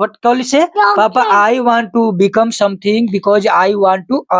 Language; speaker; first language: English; non-native, local second language; Hindi